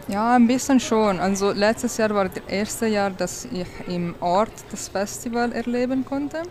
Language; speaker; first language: German; non-native, local second language; Italian